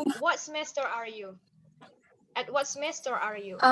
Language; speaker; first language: English; non-native, fluent; Indonesian